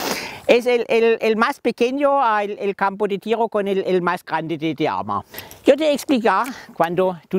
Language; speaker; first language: Spanish; non-native, learner; German